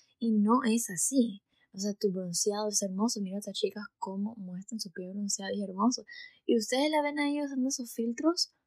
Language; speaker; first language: Spanish; early bilingual, heritage; Spanish